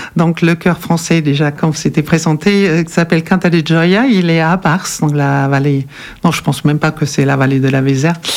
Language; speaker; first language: French; non-native, fluent; German